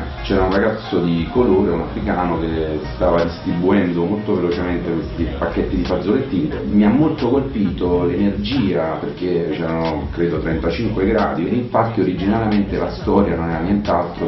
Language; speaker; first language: Italian; native; Italian